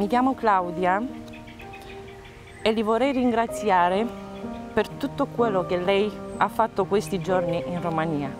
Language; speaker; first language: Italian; non-native, learner; Romanian